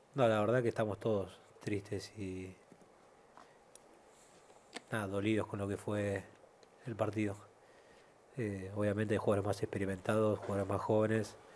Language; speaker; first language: Spanish; native; Spanish